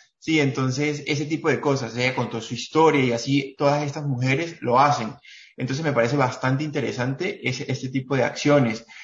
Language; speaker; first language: Spanish; native; Spanish